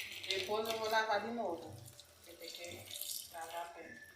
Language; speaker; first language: Portuguese; non-native, learner; Haitian Creole